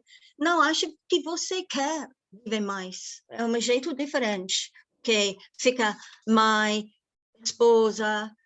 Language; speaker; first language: Portuguese; non-native, fluent; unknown